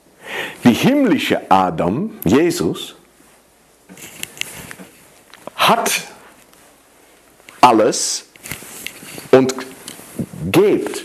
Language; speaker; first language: German; non-native, fluent; Dutch